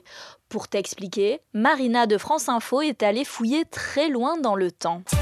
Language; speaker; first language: French; native; French